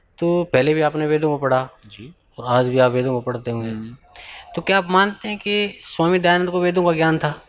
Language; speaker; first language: Hindi; native; Hindi